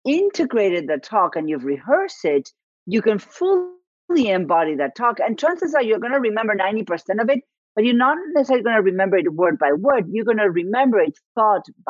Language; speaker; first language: English; non-native, fluent; Spanish